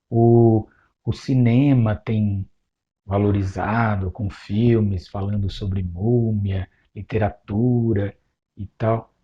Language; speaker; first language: Portuguese; native; Portuguese